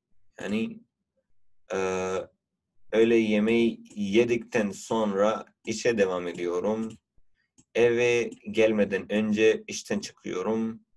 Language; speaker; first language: Turkish; non-native, fluent; Urdu